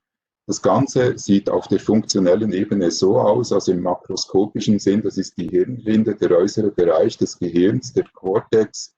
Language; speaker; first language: German; native; German